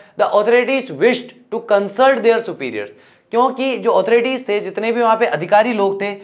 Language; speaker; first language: Hindi; native; Hindi